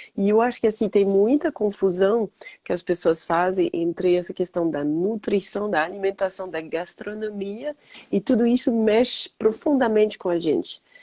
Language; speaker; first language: Portuguese; non-native, fluent; French